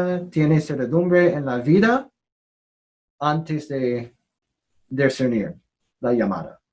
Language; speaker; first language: Spanish; non-native, learner; English